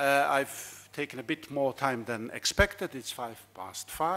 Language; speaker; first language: English; non-native, fluent; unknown